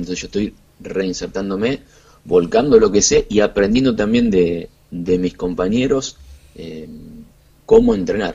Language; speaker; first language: Spanish; native; Spanish